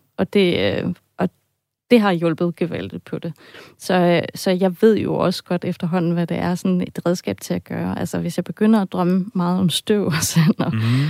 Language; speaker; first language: Danish; early bilingual, heritage; Danish